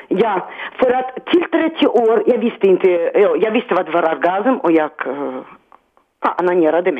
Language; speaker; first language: Swedish; non-native, learner; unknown